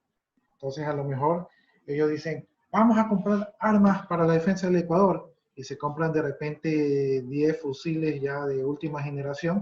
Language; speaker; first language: Spanish; native; Spanish